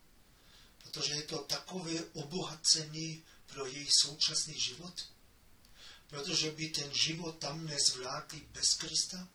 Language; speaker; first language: Czech; non-native, fluent; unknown